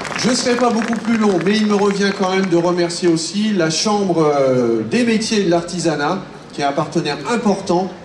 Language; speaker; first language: French; native; French